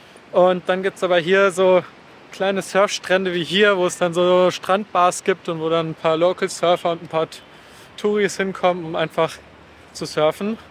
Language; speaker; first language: German; native; German